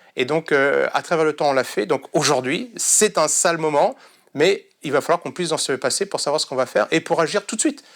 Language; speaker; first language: French; early bilingual, other home language; Serbian